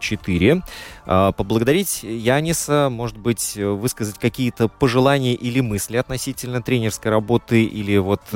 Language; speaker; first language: Russian; native; Russian